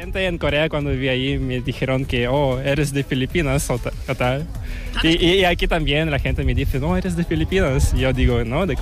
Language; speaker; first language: Spanish; non-native, learner; Korean